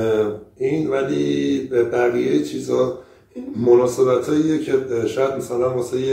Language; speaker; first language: Persian; native; Persian